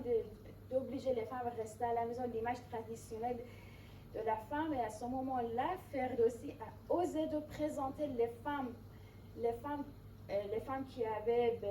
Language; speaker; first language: French; non-native, fluent; Persian